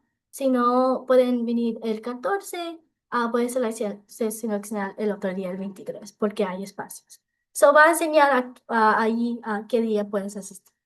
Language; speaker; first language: Spanish; non-native, local second language; English